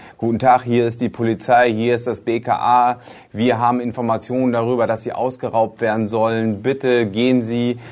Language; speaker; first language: German; native; German